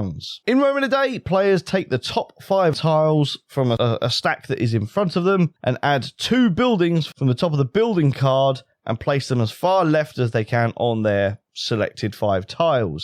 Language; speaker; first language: English; native; English